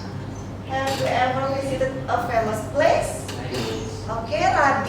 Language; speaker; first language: English; non-native, local second language; Indonesian